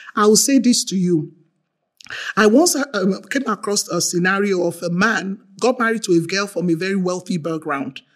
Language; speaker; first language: English; non-native, local second language; Yoruba